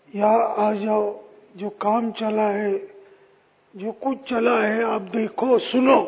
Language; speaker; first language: Hindi; non-native, local second language; Marathi